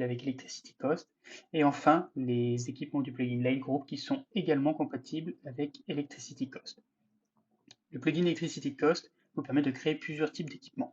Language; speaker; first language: French; native; French